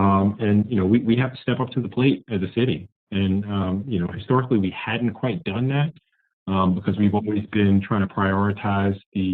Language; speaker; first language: English; native; English